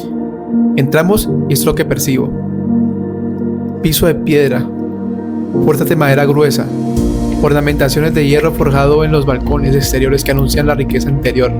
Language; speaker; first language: Spanish; native; Spanish